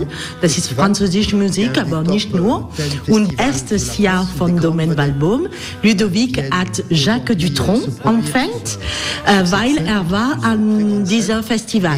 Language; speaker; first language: German; non-native, learner; French